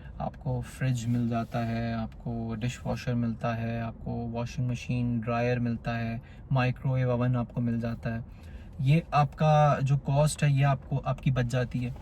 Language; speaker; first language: Urdu; native; Urdu